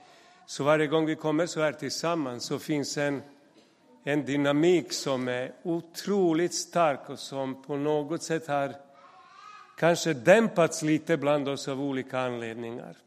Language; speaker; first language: Swedish; non-native, fluent; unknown